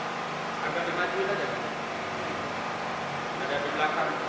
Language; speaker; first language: Indonesian; native; Indonesian